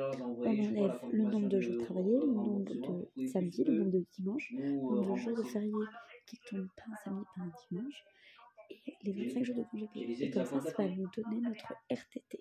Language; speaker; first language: French; native; French